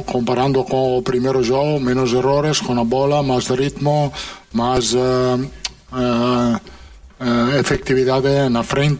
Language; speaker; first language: Portuguese; non-native, learner; Italian